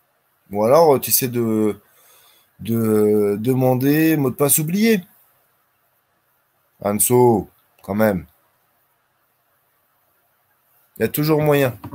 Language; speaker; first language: French; native; French